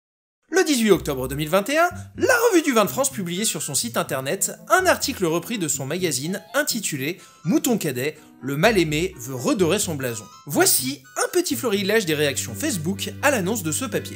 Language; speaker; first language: French; native; French